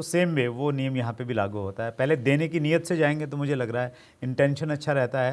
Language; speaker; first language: Hindi; native; Hindi